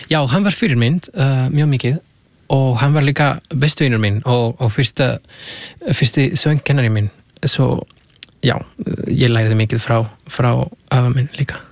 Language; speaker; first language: Icelandic; non-native, fluent; Spanish